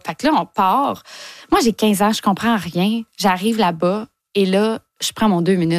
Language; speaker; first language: French; native; French